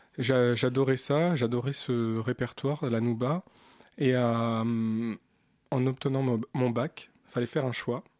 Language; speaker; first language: French; early bilingual, other home language; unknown